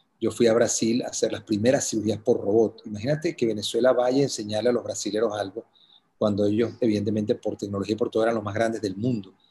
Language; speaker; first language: Spanish; native; Spanish